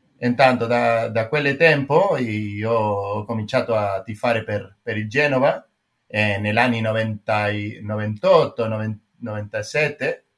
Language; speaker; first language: Italian; non-native, learner; Spanish